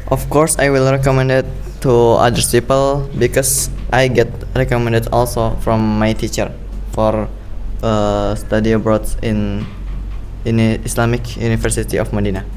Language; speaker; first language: English; non-native, learner; Indonesian